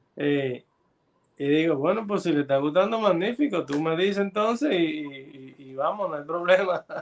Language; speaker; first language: Spanish; native; Spanish